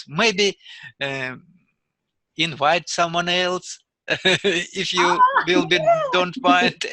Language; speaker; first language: English; non-native, learner; Russian